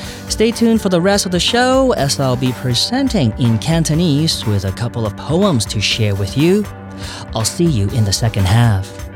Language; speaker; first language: English; non-native, local second language; Cantonese